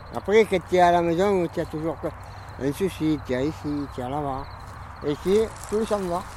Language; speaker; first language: French; native; French